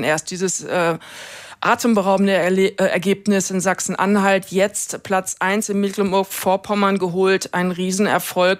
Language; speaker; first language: German; native; German